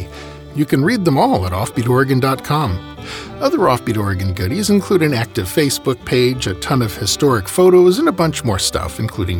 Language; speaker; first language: English; native; English